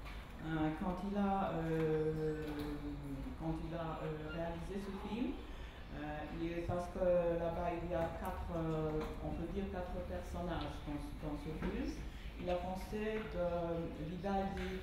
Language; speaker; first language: French; non-native, fluent; Polish